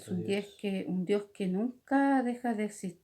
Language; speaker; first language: Spanish; native; Spanish